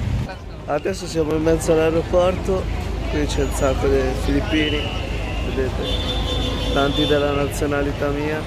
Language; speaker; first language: Italian; early bilingual, other home language; Filipino